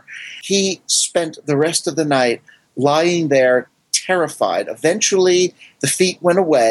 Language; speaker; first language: English; native; English